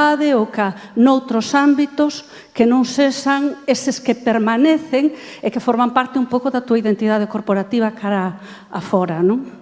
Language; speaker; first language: Galician; native; Galician